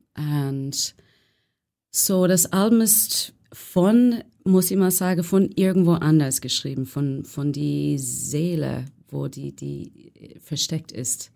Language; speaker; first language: German; non-native, learner; English